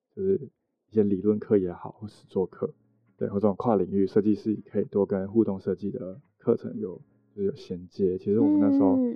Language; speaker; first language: Chinese; native; Chinese